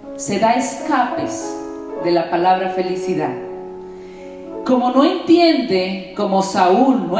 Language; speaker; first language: Spanish; native; Spanish